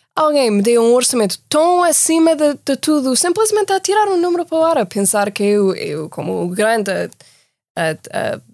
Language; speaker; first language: Portuguese; non-native, fluent; English